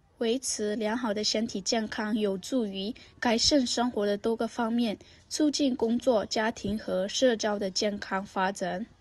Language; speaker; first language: Chinese; non-native, learner; Vietnamese